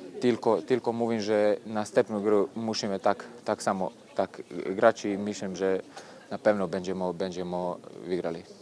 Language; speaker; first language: Polish; non-native, learner; Serbian